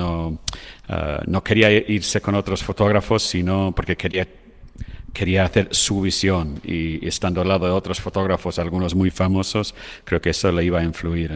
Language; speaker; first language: Spanish; non-native, fluent; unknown